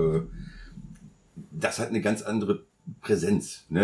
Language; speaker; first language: German; native; German